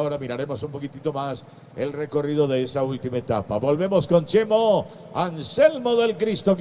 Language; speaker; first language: Spanish; native; Spanish